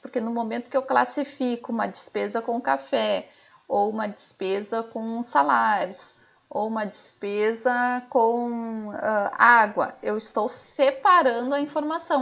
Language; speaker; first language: Portuguese; native; Portuguese